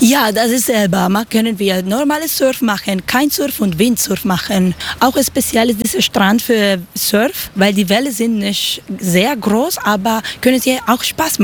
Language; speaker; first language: German; non-native, learner; Spanish